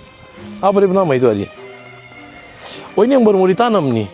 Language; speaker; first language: Indonesian; native; Indonesian